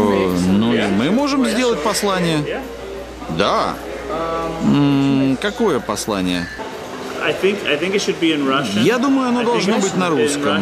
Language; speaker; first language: Russian; non-native, learner; English